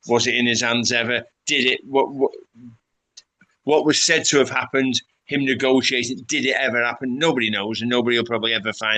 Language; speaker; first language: English; native; English